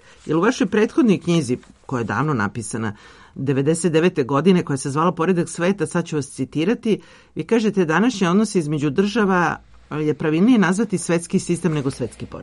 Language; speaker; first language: Serbian; native; Serbian